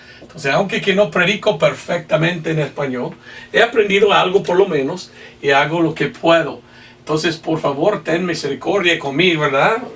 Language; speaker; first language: Spanish; non-native, fluent; English